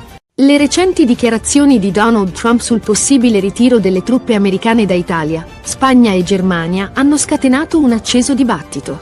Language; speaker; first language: Italian; native; Italian